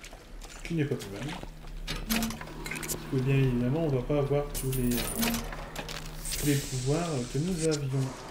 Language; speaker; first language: French; native; French